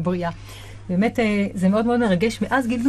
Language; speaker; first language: Hebrew; native; Hebrew